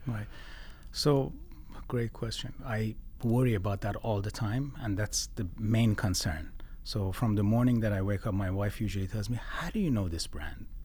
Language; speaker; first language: English; non-native, fluent; Persian